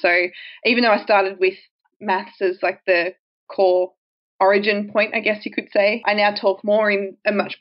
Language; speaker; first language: English; native; English